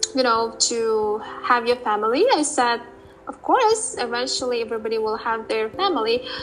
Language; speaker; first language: English; non-native, fluent; Uzbek